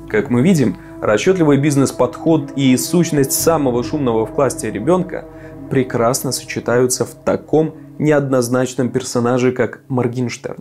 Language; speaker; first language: Russian; native; Russian